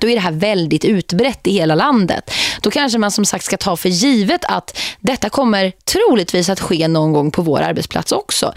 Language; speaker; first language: Swedish; native; Swedish